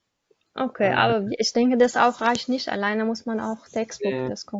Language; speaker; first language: German; non-native, learner; Arabic